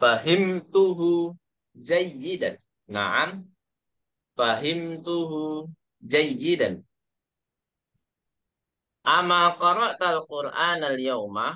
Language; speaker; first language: Arabic; non-native, fluent; Indonesian